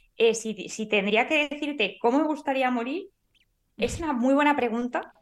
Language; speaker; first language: Spanish; native; Spanish